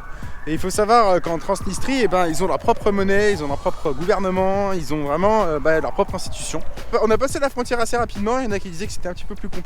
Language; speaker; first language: French; native; French